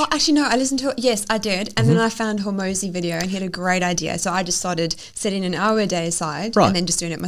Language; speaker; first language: English; native; English